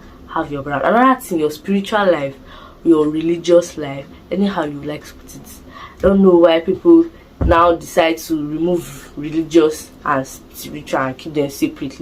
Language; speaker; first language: English; non-native, local second language; Igbo